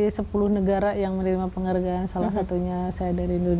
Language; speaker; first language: Indonesian; native; Indonesian